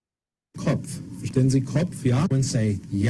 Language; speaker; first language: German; non-native, fluent; English